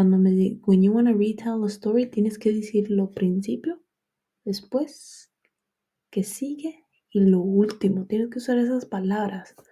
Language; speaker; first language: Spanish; early bilingual, heritage; Spanish